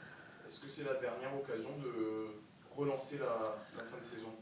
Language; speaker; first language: French; native; French